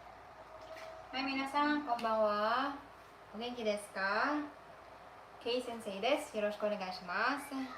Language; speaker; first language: Japanese; non-native, fluent; Filipino